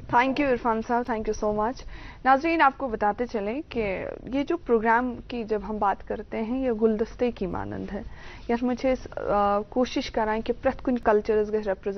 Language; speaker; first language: Hindi; non-native, local second language; Kashmiri